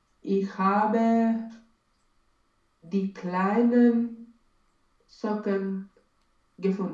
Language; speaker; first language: German; non-native, learner; Romanian